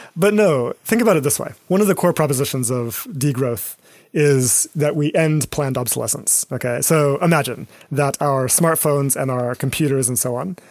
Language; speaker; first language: English; native; English